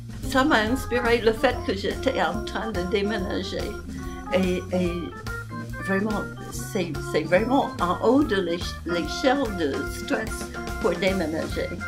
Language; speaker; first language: French; non-native, fluent; English